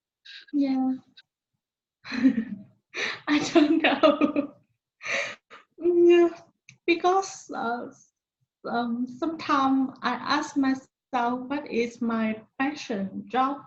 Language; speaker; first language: English; non-native, learner; Vietnamese